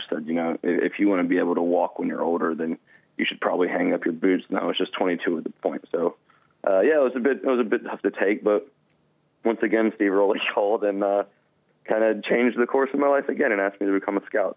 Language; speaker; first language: English; native; English